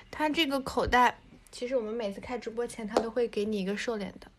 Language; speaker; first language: Chinese; native; Chinese